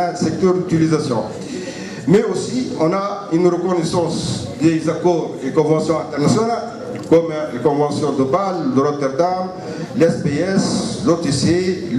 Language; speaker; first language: French; non-native, local second language; Arabic